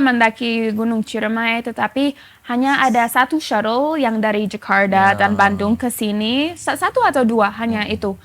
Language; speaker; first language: Indonesian; non-native, fluent; English